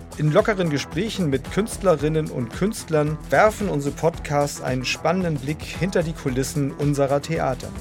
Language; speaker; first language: German; native; German